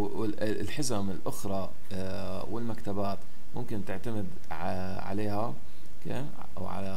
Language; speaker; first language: Arabic; native; Arabic